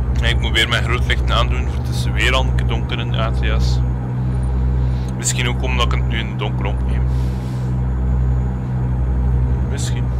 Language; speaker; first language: Dutch; native; Dutch